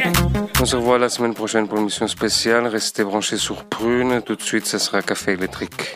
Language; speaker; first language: French; non-native, fluent; Portuguese